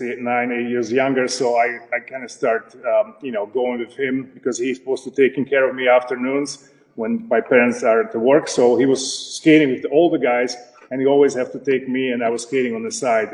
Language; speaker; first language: English; non-native, fluent; Slovak